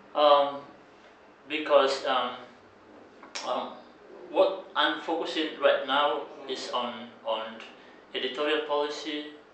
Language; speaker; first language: English; non-native, learner; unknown